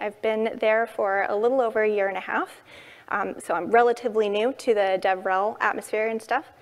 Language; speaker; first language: English; native; English